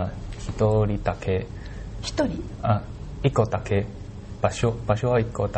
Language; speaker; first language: Japanese; non-native, learner; Chinese